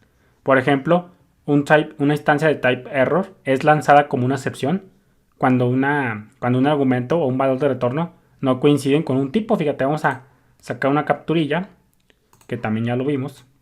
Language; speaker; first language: Spanish; native; Spanish